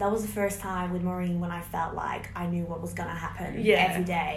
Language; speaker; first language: English; non-native, fluent; Hungarian